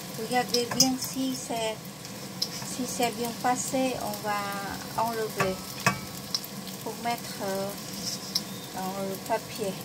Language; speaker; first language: French; non-native, fluent; Vietnamese